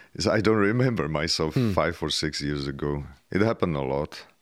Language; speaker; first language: English; non-native, fluent; Czech